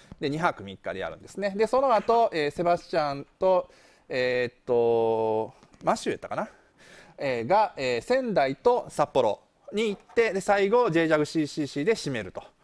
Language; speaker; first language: Japanese; native; Japanese